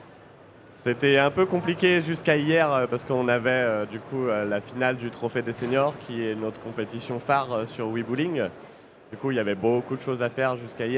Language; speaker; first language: French; native; French